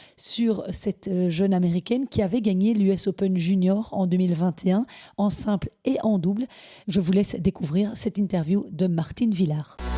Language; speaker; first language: French; native; French